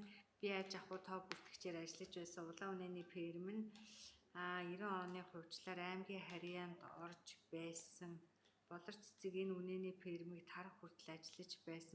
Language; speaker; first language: Mongolian; native; Mongolian